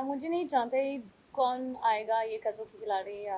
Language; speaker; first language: Hindi; non-native, learner; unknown